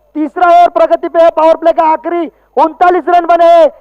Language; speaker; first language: Hindi; non-native, local second language; Marathi